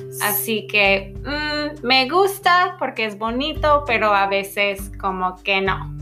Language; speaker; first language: Spanish; non-native, fluent; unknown